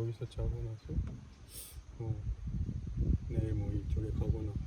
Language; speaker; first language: Korean; non-native, fluent; Japanese